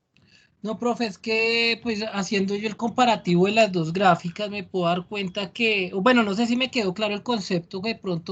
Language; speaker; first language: Spanish; native; Spanish